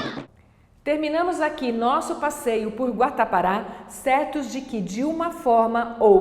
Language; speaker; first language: Portuguese; native; Portuguese